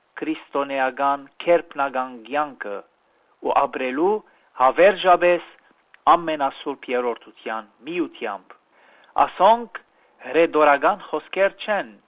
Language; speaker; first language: Armenian; early bilingual, heritage; Armenian